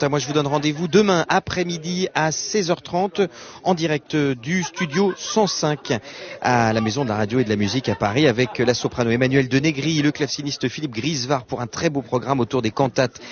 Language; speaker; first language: French; native; French